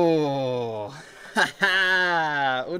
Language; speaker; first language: Indonesian; non-native, learner; English